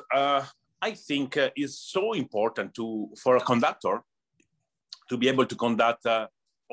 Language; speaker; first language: English; non-native, learner; Italian